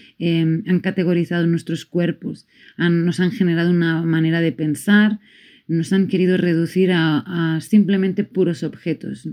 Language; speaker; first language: Spanish; non-native, fluent; Kurdish